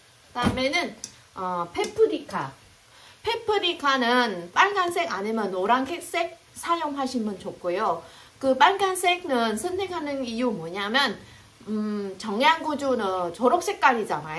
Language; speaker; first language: Korean; non-native, fluent; Vietnamese